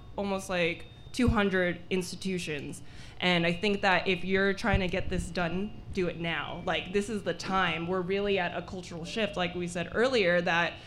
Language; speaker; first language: English; early bilingual, other home language; Filipino